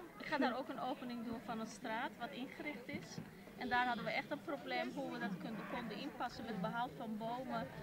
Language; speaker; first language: Dutch; early bilingual, other home language; Turkish